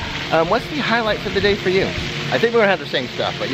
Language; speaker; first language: English; native; English